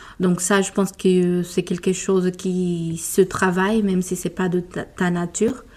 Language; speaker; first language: French; non-native, fluent; Portuguese